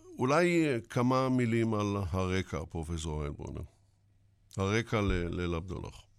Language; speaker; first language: Hebrew; native; Hebrew